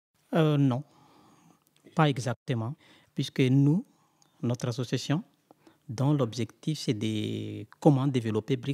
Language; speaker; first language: French; non-native, local second language; Malagasy